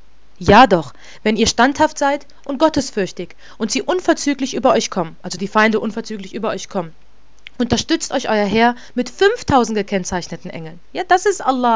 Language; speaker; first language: German; native; German